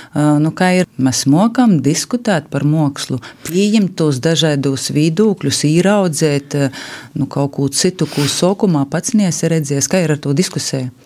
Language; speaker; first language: Latvian; native; Latvian